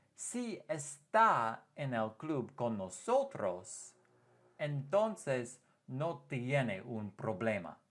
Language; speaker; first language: Spanish; non-native, fluent; English